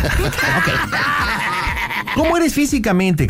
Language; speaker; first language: Spanish; native; Spanish